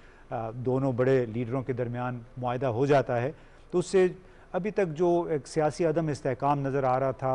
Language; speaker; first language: Urdu; native; Urdu